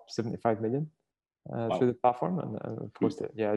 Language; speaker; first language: English; native; English